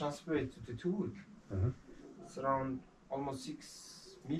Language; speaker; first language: English; non-native, learner; Mongolian